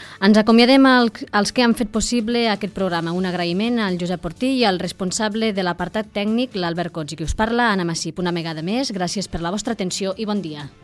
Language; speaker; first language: Catalan; native; Catalan